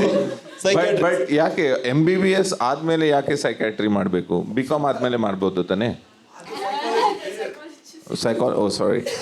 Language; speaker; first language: Kannada; non-native, learner; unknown